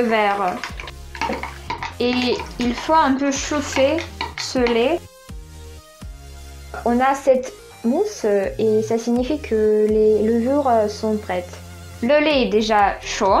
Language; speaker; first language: French; non-native, fluent; Russian